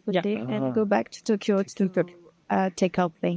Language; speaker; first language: English; non-native, fluent; French